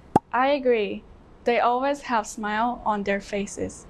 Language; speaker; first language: English; non-native, learner; Thai